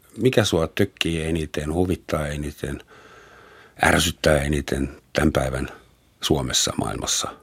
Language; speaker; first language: Finnish; non-native, fluent; German